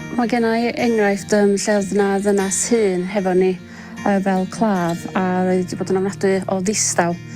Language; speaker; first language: Welsh; native; Welsh